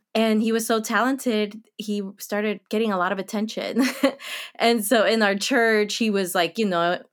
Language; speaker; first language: English; early bilingual, other home language; Spanish